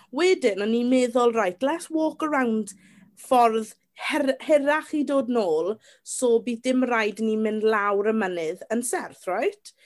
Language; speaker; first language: Welsh; native; Welsh